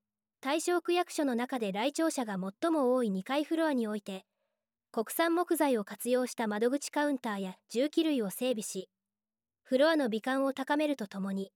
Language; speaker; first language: Japanese; native; Japanese